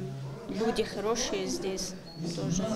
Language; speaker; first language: Russian; non-native, learner; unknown